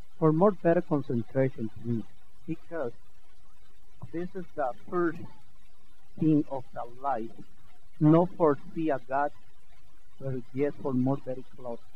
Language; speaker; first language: English; non-native, learner; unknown